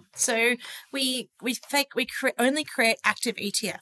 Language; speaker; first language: English; native; English